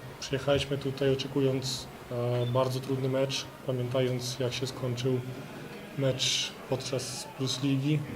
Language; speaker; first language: Polish; non-native, fluent; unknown